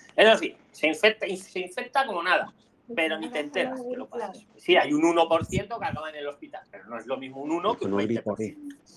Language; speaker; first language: Spanish; native; Spanish